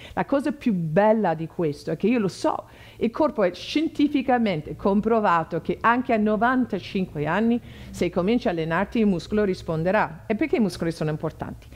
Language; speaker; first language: Italian; non-native, fluent; English